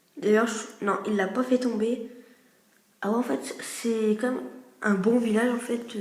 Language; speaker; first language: French; native; French